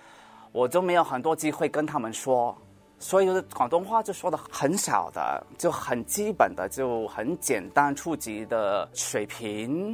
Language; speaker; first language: Chinese; early bilingual, heritage; Cantonese